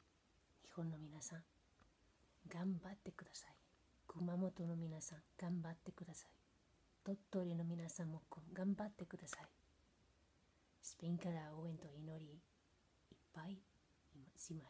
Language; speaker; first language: Japanese; non-native, fluent; Spanish